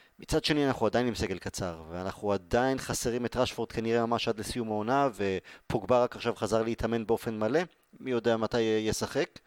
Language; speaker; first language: Hebrew; native; Hebrew